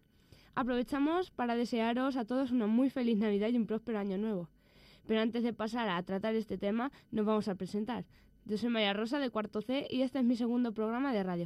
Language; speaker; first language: Spanish; native; Spanish